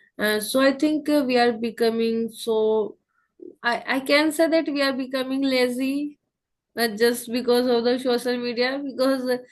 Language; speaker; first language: English; non-native, local second language; Hindi